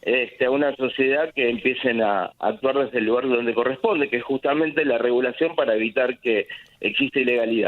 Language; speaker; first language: Spanish; native; Spanish